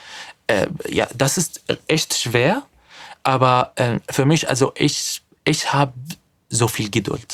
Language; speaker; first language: German; non-native, fluent; Arabic